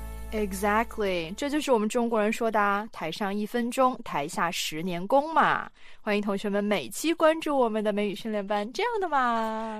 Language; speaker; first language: Chinese; native; Chinese